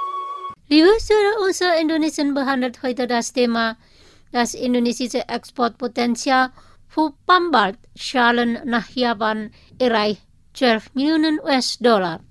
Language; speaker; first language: German; non-native, fluent; Indonesian